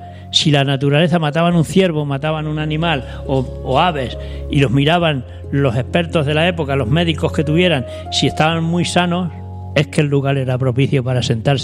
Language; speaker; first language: Spanish; native; Spanish